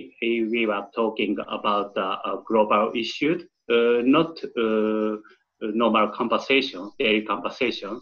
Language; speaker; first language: English; non-native, learner; Japanese